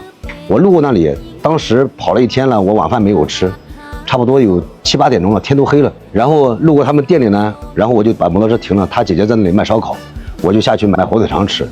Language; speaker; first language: Chinese; native; Chinese